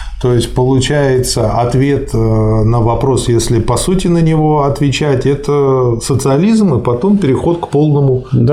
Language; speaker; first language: Russian; native; Russian